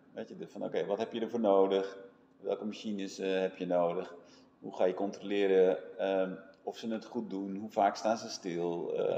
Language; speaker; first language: Dutch; native; Dutch